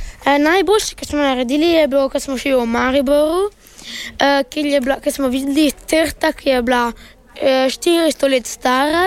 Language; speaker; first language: Slovenian; early bilingual, heritage; Italian